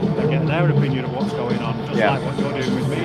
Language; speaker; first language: English; native; English